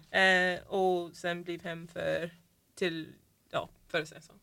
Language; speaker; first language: Swedish; non-native, learner; English